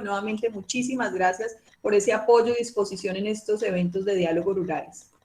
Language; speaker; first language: Spanish; native; Spanish